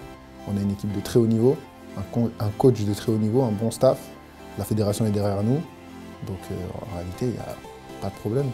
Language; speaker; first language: French; native; French